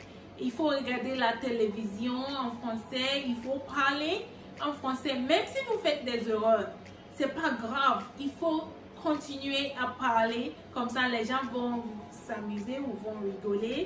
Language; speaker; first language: French; non-native, fluent; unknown